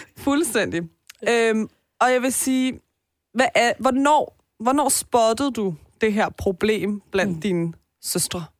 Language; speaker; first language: Danish; early bilingual, other home language; Persian